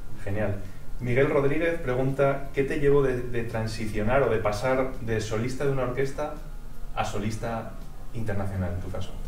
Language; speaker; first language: Spanish; native; Spanish